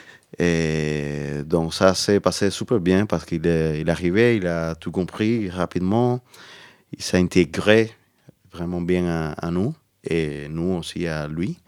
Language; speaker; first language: French; non-native, learner; Spanish